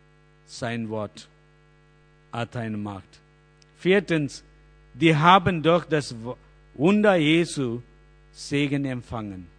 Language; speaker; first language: German; non-native, learner; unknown